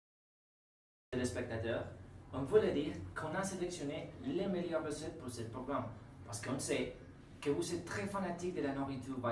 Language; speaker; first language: French; non-native, learner; Spanish